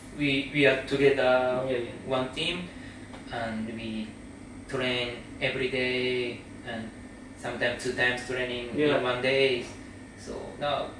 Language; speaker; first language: English; non-native, learner; Japanese